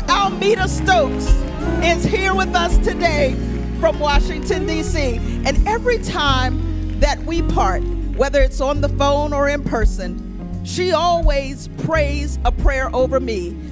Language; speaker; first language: English; native; English